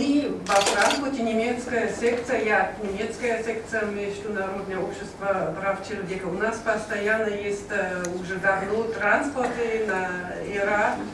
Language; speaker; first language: Russian; non-native, learner; German